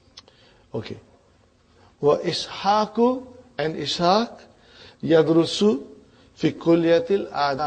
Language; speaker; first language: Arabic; non-native, fluent; Urdu